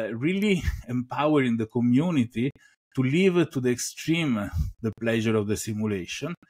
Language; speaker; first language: English; non-native, fluent; Italian